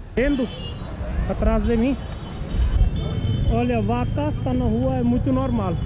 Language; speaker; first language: Portuguese; non-native, learner; Hindi